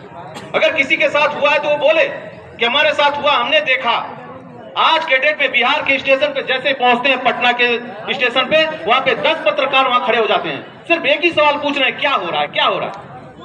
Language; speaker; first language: Hindi; native; Hindi